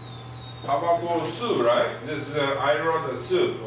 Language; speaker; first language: English; non-native, fluent; Japanese